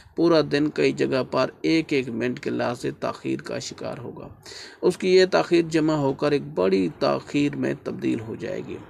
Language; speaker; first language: Urdu; native; Urdu